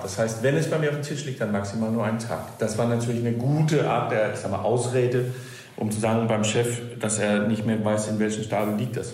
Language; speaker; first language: German; non-native, fluent; Danish